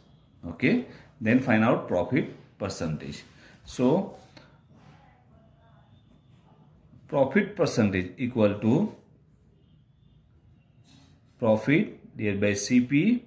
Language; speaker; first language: English; non-native, local second language; Gujarati